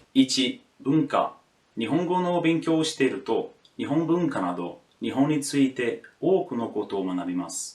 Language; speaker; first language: Japanese; non-native, learner; Portuguese